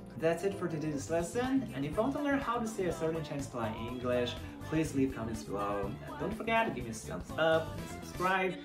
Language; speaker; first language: English; non-native, fluent; Chinese